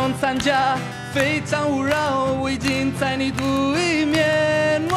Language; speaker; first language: Chinese; non-native, learner; English